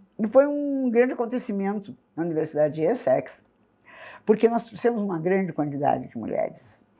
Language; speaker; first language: Portuguese; native; Portuguese